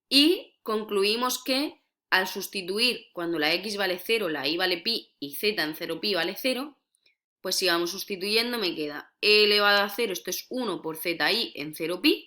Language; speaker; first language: Spanish; native; Spanish